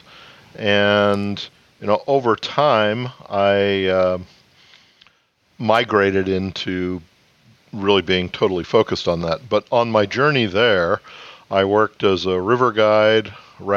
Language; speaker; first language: English; native; English